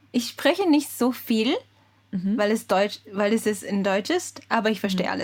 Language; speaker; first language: German; early bilingual, other home language; Japanese